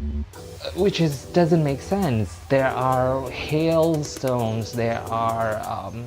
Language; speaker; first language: English; non-native, fluent; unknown